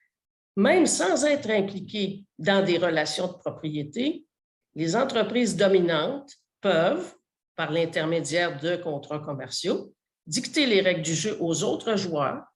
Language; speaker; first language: French; native; French